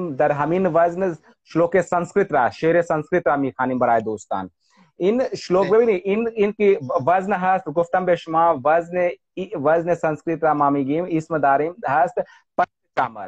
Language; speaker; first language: Persian; non-native, fluent; Hindi